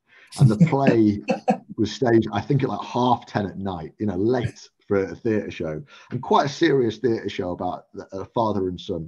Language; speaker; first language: English; native; English